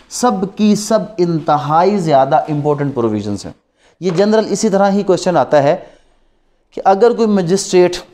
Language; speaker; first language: Urdu; non-native, local second language; Punjabi